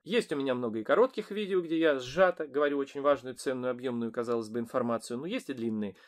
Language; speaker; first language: Russian; native; Russian